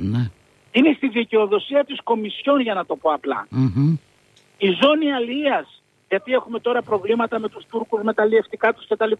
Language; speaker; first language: Greek; native; Greek